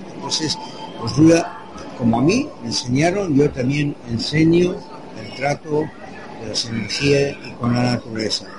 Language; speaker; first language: Spanish; non-native, fluent; French